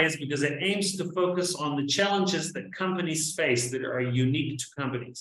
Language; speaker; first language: English; native; English